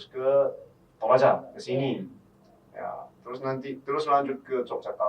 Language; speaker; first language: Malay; non-native, fluent; Korean